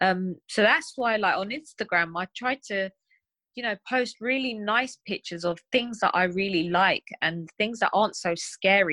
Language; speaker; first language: English; native; English